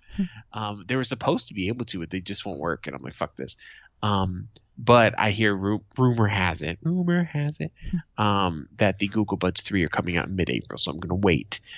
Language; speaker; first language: English; native; English